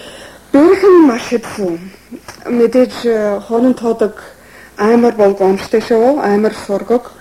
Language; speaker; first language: Mongolian; non-native, fluent; English